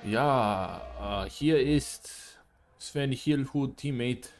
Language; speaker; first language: German; non-native, learner; English